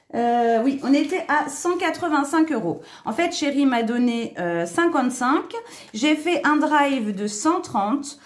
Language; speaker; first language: French; native; French